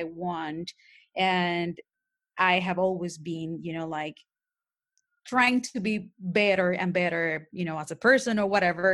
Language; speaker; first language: English; non-native, fluent; Spanish